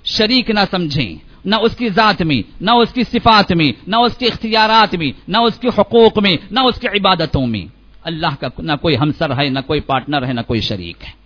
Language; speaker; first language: Urdu; native; Urdu